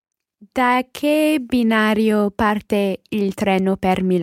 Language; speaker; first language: Italian; non-native, learner; English